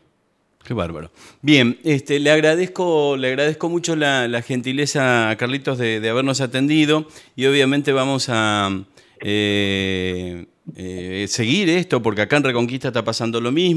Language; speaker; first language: Spanish; native; Spanish